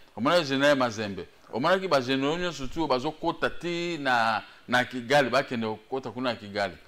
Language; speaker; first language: Lingala; native; Lingala